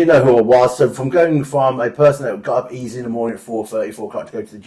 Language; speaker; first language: English; native; English